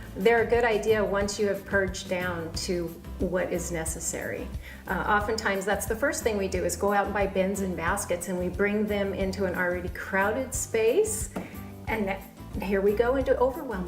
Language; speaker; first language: English; native; English